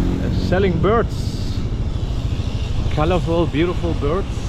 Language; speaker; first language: English; non-native, fluent; German